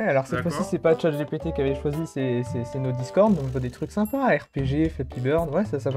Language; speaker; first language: French; native; French